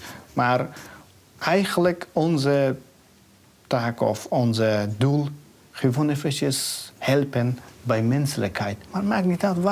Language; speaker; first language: Dutch; non-native, learner; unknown